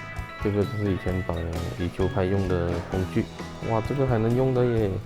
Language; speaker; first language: Chinese; native; Chinese